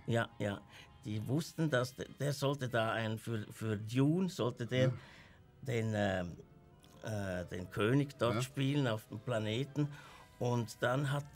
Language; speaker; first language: German; native; German